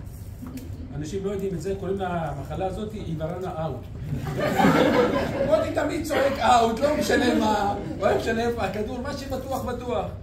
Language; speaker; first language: Hebrew; native; Hebrew